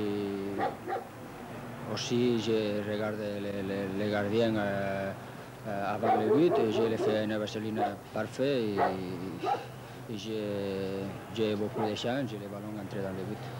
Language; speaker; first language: French; non-native, fluent; Spanish